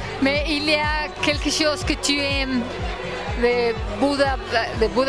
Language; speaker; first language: French; non-native, learner; Spanish